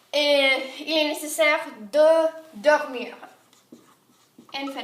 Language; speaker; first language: French; non-native, fluent; English